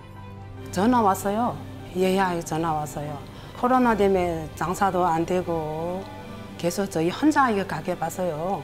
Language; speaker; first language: Korean; non-native, learner; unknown